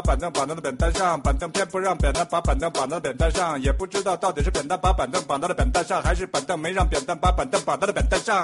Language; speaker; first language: Chinese; native; Chinese